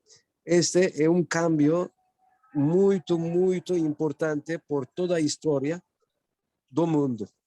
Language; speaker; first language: Portuguese; non-native, learner; Turkish